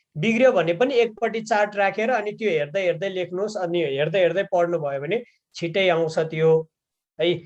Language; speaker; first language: Nepali; native; Nepali